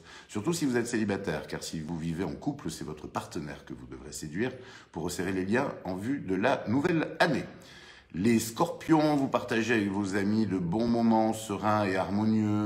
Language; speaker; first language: French; native; French